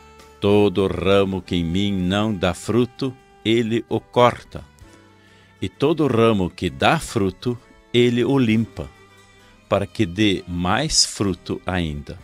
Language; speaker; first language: Portuguese; native; Portuguese